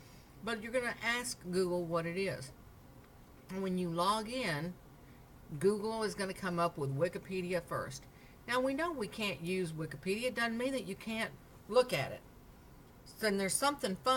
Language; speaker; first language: English; native; English